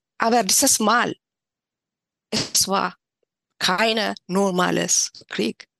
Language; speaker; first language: German; non-native, learner; Tigrinya